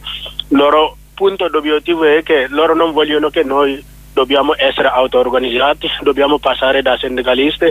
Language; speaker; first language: Italian; non-native, learner; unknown